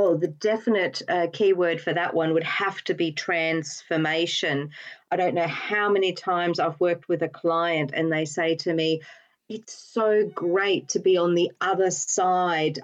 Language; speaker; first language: English; native; English